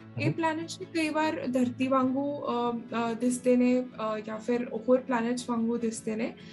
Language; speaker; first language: Punjabi; non-native, local second language; Tamil